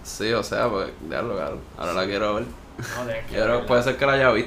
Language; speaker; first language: Spanish; native; Spanish